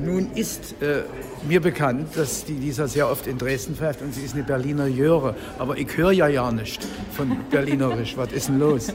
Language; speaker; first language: German; native; German